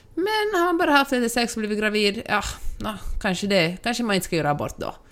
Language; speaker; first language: Swedish; native; Swedish